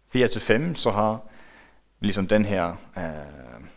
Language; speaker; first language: Danish; non-native, local second language; Faroese